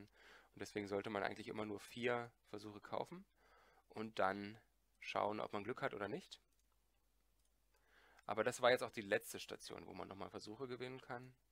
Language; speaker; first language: German; native; German